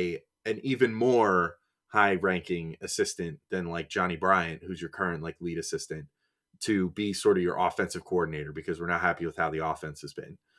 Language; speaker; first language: English; native; English